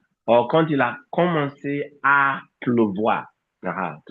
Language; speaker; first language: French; non-native, fluent; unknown